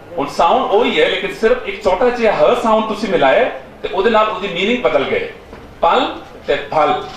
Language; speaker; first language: Punjabi; non-native, local second language; Pashto